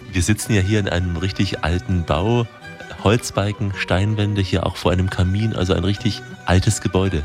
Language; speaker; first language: German; native; German